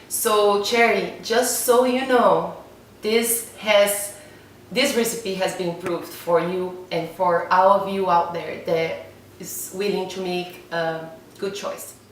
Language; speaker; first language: English; non-native, fluent; Portuguese